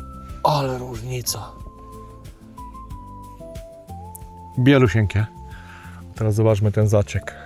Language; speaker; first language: Polish; native; Polish